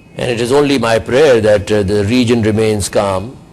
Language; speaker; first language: English; non-native, local second language; Urdu